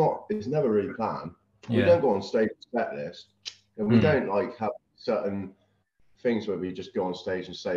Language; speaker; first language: English; native; English